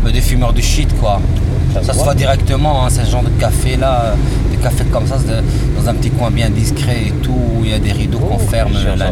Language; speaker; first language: French; native; French